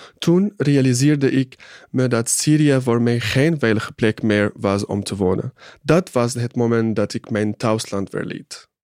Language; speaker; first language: Dutch; non-native, fluent; Arabic